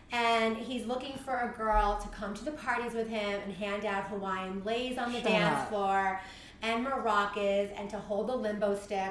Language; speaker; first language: English; native; English